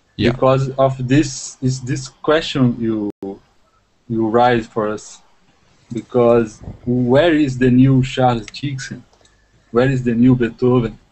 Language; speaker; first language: English; non-native, learner; Portuguese